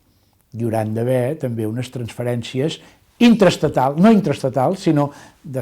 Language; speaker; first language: Catalan; native; Catalan